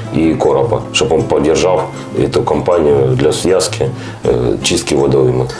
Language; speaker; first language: Ukrainian; non-native, local second language; Russian